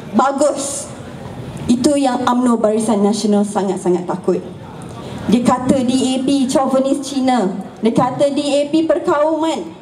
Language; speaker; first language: Malay; native; Malay